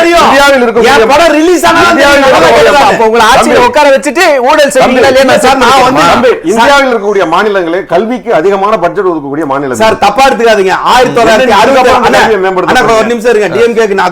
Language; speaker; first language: Tamil; native; Tamil